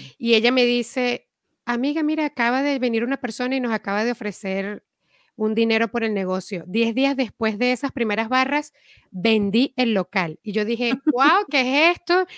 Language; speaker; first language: Spanish; native; Spanish